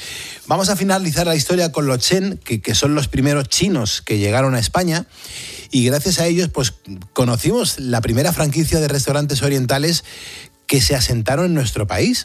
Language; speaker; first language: Spanish; native; Spanish